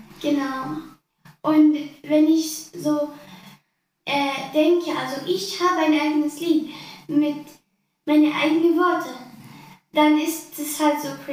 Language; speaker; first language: German; early bilingual, other home language; Arabic